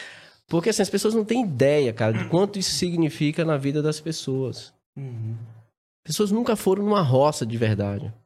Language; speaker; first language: Portuguese; native; Portuguese